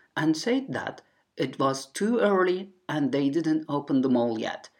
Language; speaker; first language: English; non-native, fluent; Turkish